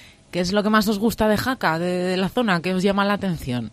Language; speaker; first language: Spanish; native; Spanish